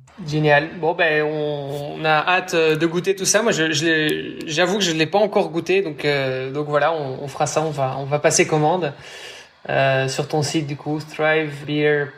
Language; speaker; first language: French; native; French